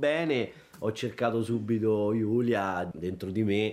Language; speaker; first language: Italian; native; Italian